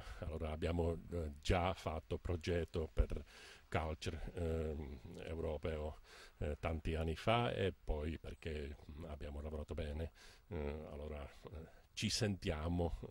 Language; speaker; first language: Italian; non-native, fluent; Czech